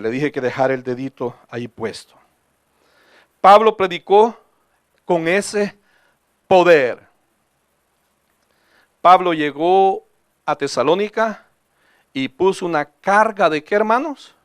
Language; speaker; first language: Spanish; native; Spanish